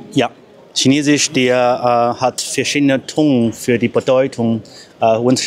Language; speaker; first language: German; non-native, learner; Chinese